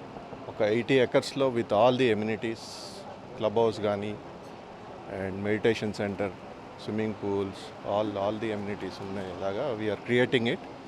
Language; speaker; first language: Telugu; native; Telugu